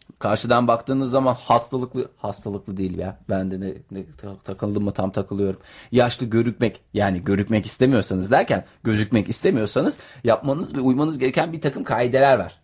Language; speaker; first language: Turkish; native; Turkish